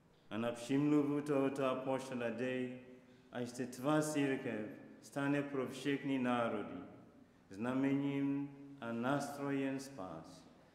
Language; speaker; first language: Czech; non-native, learner; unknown